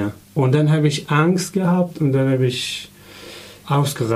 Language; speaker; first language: German; non-native, learner; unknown